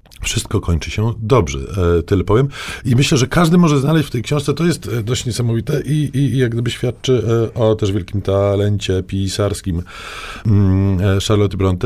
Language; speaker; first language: Polish; native; Polish